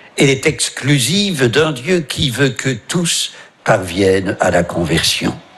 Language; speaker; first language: French; native; French